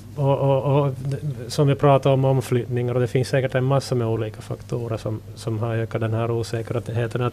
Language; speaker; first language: Swedish; native; Swedish